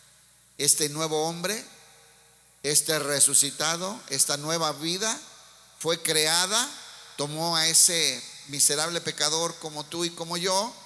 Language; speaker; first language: Spanish; native; Spanish